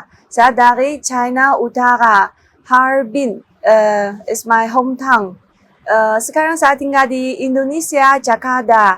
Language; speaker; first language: Indonesian; non-native, learner; Chinese